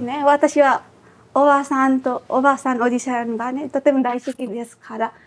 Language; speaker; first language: Japanese; non-native, learner; Nepali